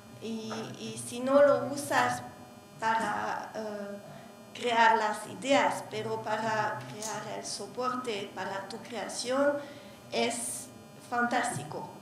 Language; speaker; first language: Spanish; non-native, learner; Hungarian